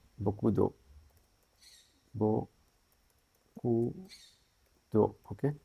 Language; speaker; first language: French; non-native, fluent; Sinhala